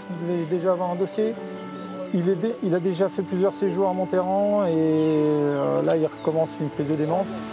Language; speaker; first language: French; native; French